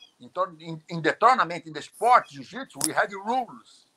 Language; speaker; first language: English; non-native, learner; Portuguese